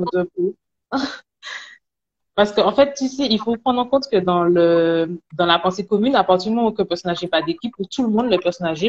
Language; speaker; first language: French; native; French